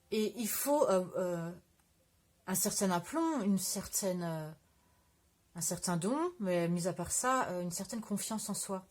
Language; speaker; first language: French; native; French